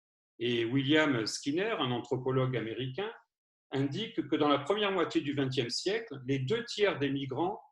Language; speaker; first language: French; native; French